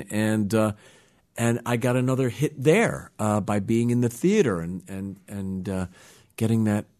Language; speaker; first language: English; native; English